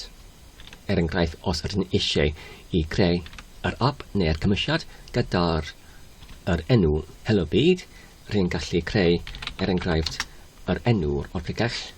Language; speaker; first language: Welsh; non-native, fluent; English